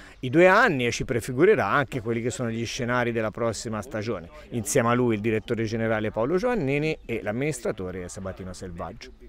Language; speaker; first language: Italian; native; Italian